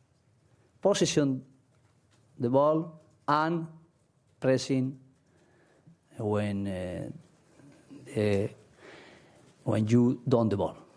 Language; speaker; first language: English; non-native, learner; Spanish